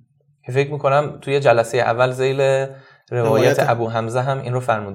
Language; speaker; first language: Persian; native; Persian